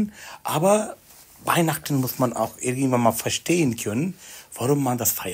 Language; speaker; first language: German; non-native, fluent; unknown